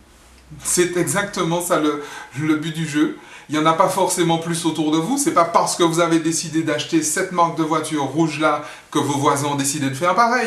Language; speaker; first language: French; native; French